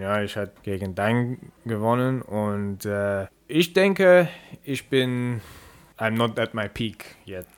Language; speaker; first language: German; non-native, learner; English